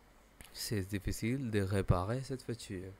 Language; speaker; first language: French; non-native, learner; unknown